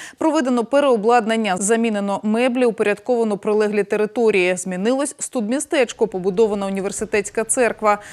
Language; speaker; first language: Ukrainian; native; Ukrainian